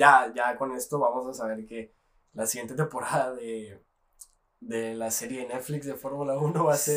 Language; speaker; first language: Spanish; native; Spanish